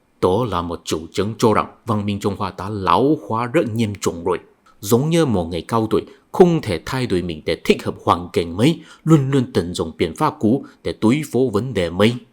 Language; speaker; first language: Vietnamese; non-native, fluent; Chinese